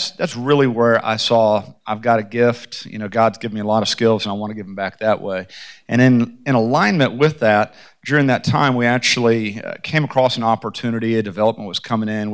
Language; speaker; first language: English; native; English